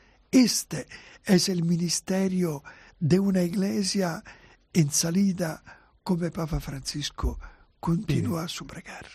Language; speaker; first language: Spanish; non-native, fluent; Italian